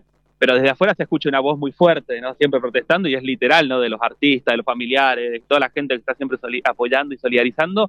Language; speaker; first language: Spanish; native; Spanish